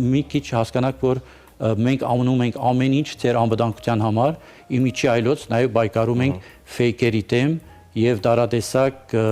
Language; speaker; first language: Armenian; early bilingual, heritage; Armenian